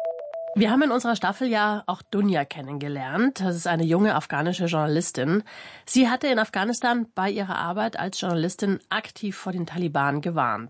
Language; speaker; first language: German; native; German